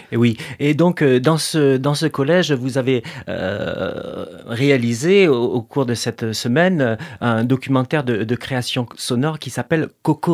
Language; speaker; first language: French; native; French